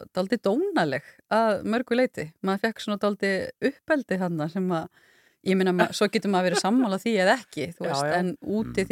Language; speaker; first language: Icelandic; native; Icelandic